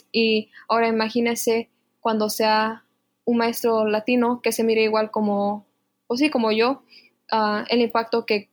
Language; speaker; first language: Spanish; early bilingual, heritage; Spanish